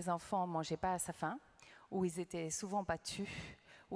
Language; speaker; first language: French; non-native, fluent; English